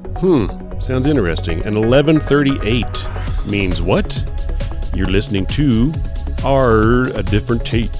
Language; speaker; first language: English; native; English